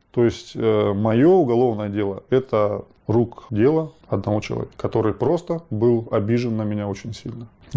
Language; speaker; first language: Russian; native; Russian